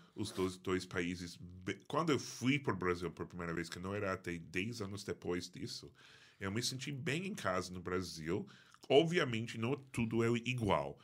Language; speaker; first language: Portuguese; non-native, fluent; English